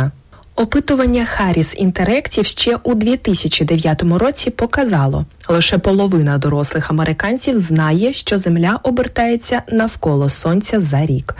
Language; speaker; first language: Ukrainian; native; Ukrainian